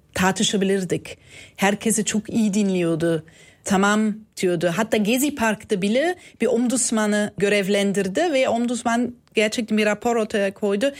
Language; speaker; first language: Turkish; non-native, fluent; German